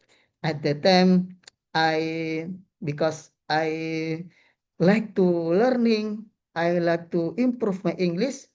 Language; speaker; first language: English; non-native, learner; Indonesian